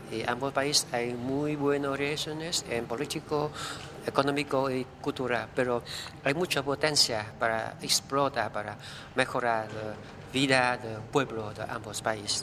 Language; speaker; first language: Spanish; non-native, learner; Vietnamese